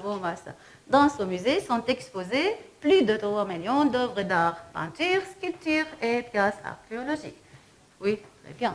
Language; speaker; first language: French; non-native, fluent; Arabic